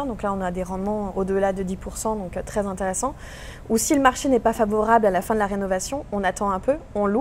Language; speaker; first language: French; native; French